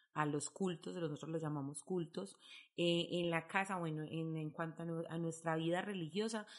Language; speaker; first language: Spanish; native; Spanish